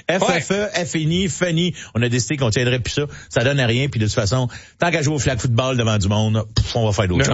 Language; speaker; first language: French; native; French